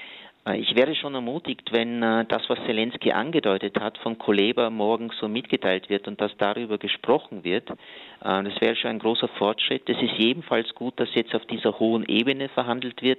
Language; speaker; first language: German; native; German